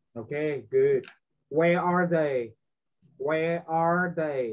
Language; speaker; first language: English; non-native, fluent; Vietnamese